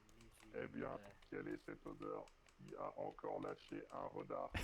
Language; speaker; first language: French; native; French